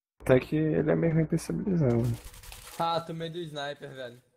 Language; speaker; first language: Portuguese; native; Portuguese